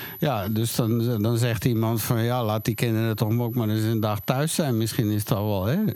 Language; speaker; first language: Dutch; native; Dutch